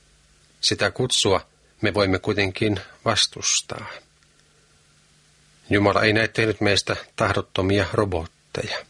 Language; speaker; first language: Finnish; native; Finnish